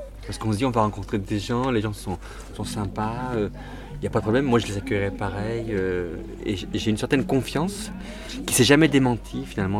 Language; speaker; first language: French; early bilingual, other home language; Arabic